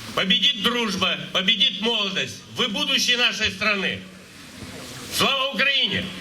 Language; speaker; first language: Russian; native; Russian